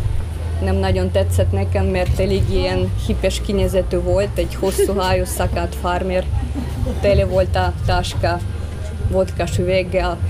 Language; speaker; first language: Hungarian; non-native, fluent; Russian